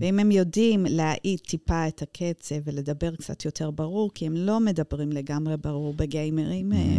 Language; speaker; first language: Hebrew; non-native, fluent; English